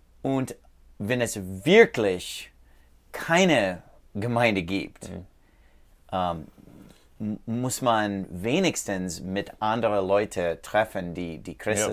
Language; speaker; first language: German; non-native, learner; English